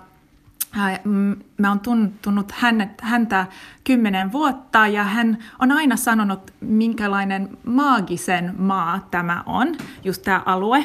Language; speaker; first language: Finnish; non-native, learner; English